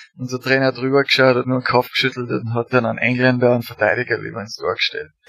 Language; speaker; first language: German; native; German